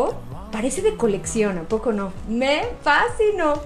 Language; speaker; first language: Spanish; native; Spanish